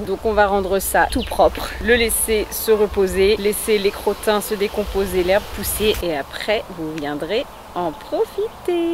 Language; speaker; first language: French; native; French